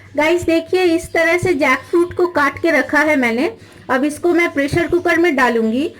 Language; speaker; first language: Hindi; non-native, local second language; Bangla